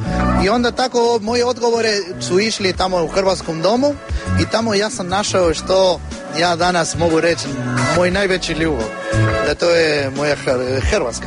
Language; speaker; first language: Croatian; non-native, learner; Spanish